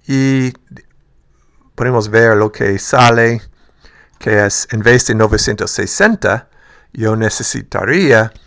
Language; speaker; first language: Spanish; non-native, fluent; English